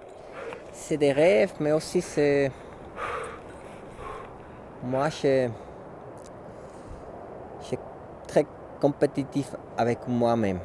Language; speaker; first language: French; non-native, local second language; German